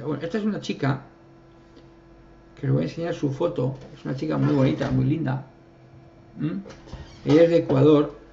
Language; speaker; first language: Spanish; native; Spanish